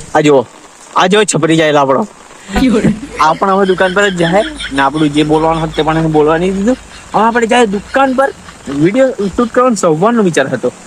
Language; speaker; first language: Gujarati; native; Gujarati